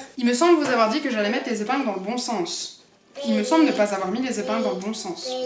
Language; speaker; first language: French; native; French